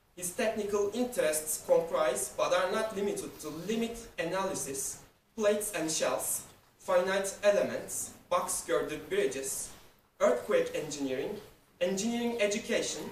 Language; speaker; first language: English; non-native, fluent; Turkish